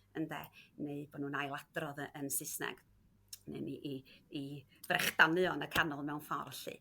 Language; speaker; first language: Welsh; native; Welsh